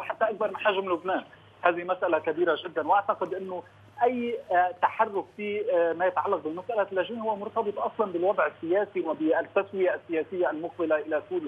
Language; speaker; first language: Arabic; native; Arabic